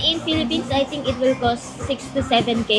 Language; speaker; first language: English; non-native, local second language; Filipino